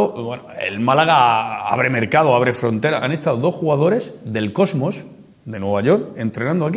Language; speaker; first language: Spanish; native; Spanish